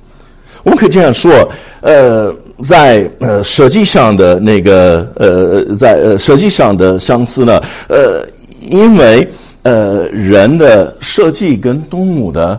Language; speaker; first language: Chinese; non-native, fluent; English